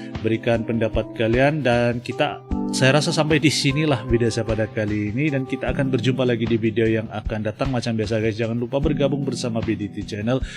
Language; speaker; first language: Malay; native; Malay